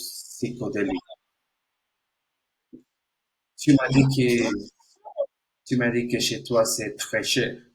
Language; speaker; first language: French; non-native, learner; Spanish